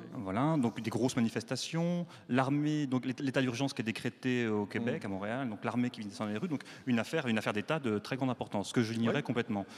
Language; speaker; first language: French; native; French